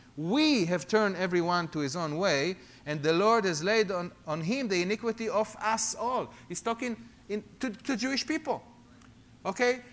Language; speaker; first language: English; non-native, fluent; Hebrew